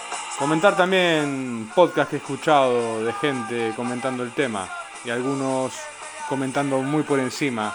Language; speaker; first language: Spanish; native; Spanish